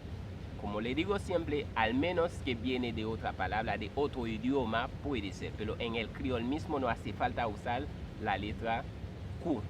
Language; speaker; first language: Spanish; non-native, fluent; Haitian Creole